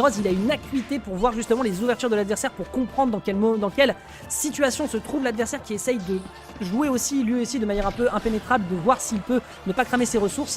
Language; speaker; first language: French; native; French